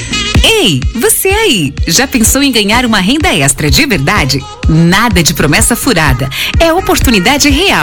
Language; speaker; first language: Portuguese; native; Portuguese